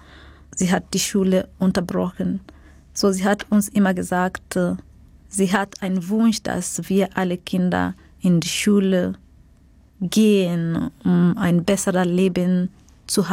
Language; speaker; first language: German; non-native, fluent; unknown